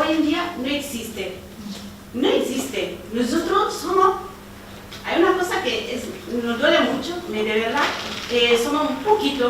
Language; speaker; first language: Spanish; non-native, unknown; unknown